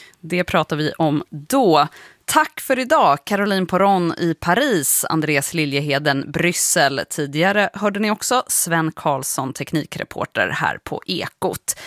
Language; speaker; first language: Swedish; native; Swedish